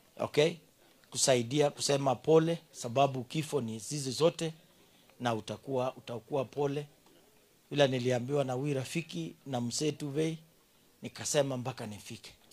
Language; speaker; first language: Swahili; non-native, local second language; Kalenjin